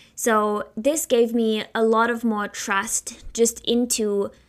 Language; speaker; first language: English; non-native, fluent; German